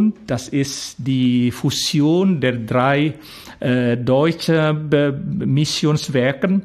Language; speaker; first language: German; non-native, fluent; Indonesian